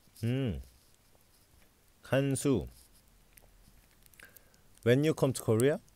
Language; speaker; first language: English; non-native, learner; Korean